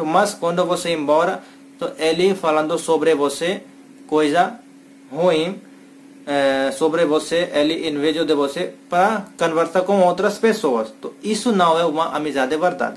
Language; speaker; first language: Portuguese; non-native, learner; Hindi